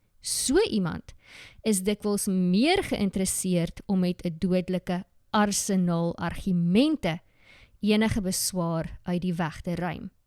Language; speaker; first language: Afrikaans; native; Afrikaans